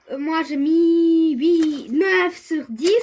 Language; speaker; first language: French; early bilingual, other home language; Russian